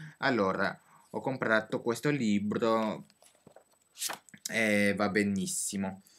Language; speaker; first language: Italian; non-native, learner; French